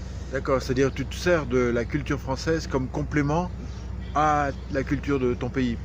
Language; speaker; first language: French; native; French